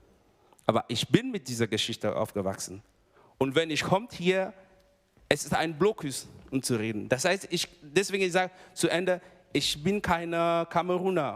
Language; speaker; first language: German; non-native, fluent; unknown